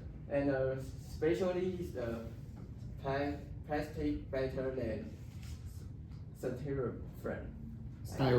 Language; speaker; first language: English; non-native, learner; Chinese